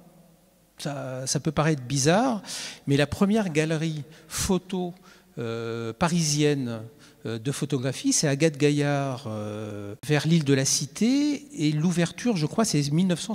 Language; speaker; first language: French; native; French